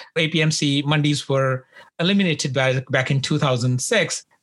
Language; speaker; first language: English; non-native, local second language; Punjabi